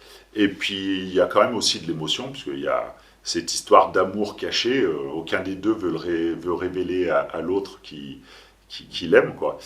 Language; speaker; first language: French; native; French